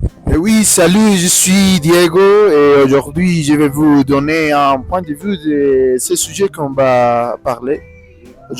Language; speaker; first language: French; non-native, learner; Spanish